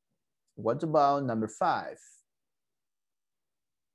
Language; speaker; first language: English; non-native, fluent; Spanish